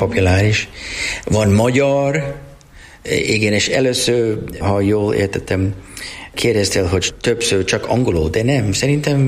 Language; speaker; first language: Hungarian; non-native, learner; English